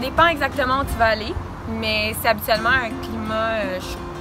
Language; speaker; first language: French; native; French